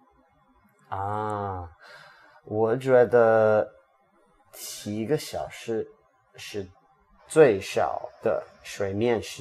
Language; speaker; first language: Chinese; non-native, learner; English